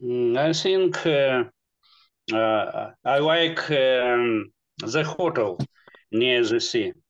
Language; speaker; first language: English; non-native, learner; Russian